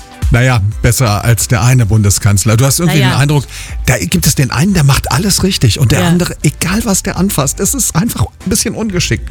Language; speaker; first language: German; native; German